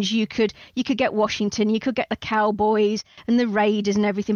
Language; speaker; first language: English; native; English